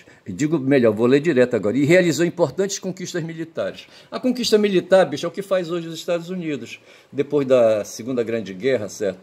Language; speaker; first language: Portuguese; native; Portuguese